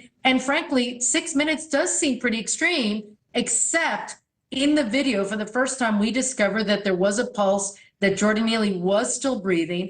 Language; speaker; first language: English; native; English